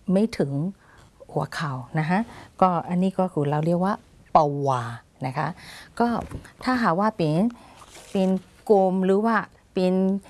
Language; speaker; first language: Thai; non-native, fluent; Burmese